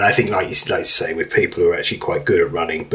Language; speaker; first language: English; native; English